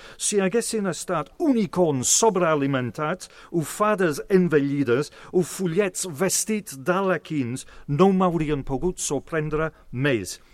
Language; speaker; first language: Catalan; non-native, fluent; English